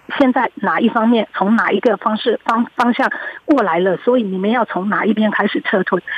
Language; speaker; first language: Chinese; early bilingual, heritage; Chinese